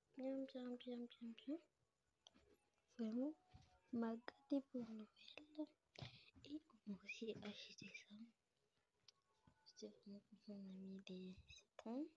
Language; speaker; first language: French; non-native, local second language; Lingala